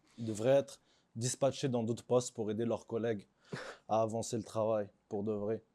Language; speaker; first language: French; early bilingual, other home language; Arabic